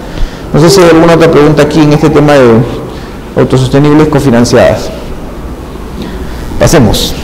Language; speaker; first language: Spanish; native; Spanish